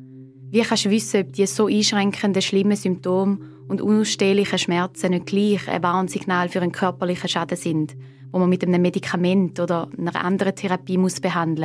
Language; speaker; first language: German; native; German